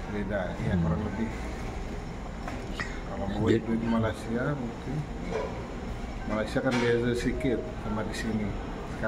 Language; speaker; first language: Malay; non-native, local second language; Sasak